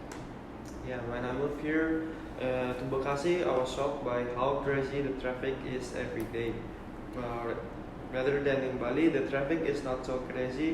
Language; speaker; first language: English; non-native, learner; Indonesian